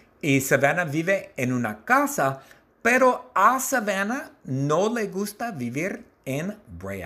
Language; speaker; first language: Spanish; non-native, learner; English